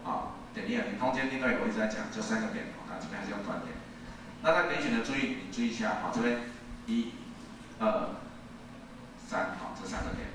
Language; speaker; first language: Chinese; native; Chinese